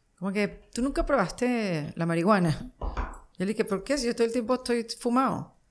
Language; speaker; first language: Spanish; native; Spanish